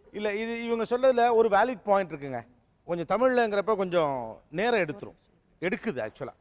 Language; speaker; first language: Tamil; native; Tamil